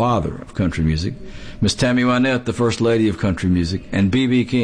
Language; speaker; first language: English; native; English